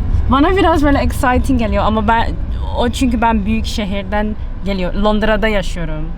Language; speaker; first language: Turkish; early bilingual, heritage; Turkish